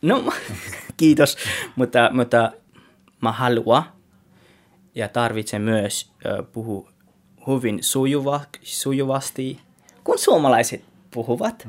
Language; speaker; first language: Finnish; non-native, learner; Tswana